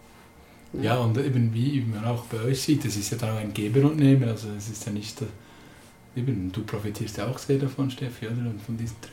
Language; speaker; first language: German; native; German